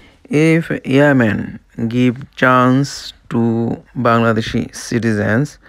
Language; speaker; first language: English; non-native, local second language; Bangla